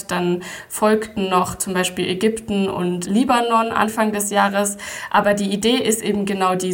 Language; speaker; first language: German; native; German